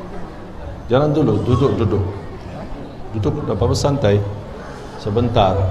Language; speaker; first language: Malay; non-native, fluent; Arabic